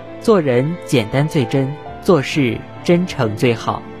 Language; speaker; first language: Chinese; native; Chinese